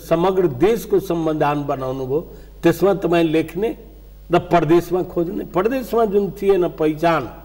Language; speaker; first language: Nepali; non-native, local second language; Maithili